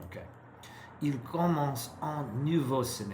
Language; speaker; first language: French; non-native, learner; English